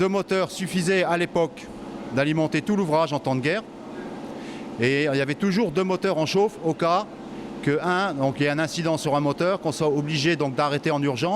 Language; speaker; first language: French; native; French